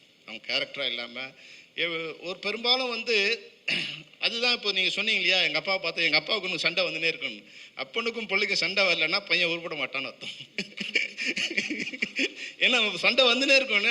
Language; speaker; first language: Tamil; native; Tamil